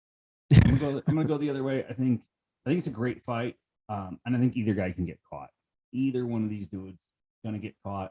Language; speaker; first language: English; native; English